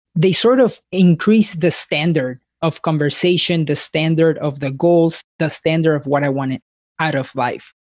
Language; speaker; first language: English; early bilingual, other home language; Spanish